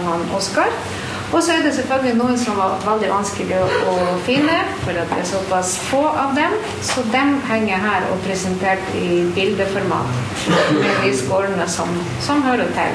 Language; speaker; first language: Norwegian; non-native, fluent; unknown